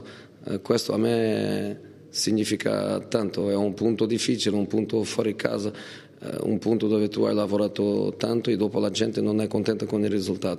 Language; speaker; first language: Italian; non-native, fluent; Portuguese